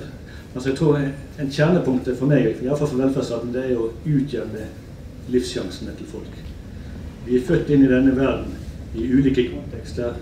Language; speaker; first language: Norwegian; native; Norwegian